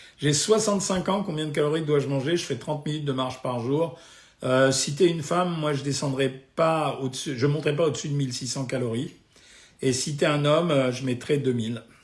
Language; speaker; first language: French; native; French